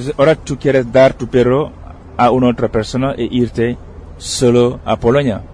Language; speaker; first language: Spanish; non-native, fluent; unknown